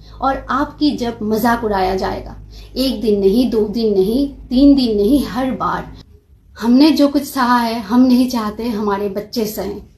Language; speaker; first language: Hindi; non-native, local second language; Kok Borok